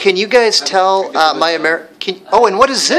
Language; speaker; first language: English; native; English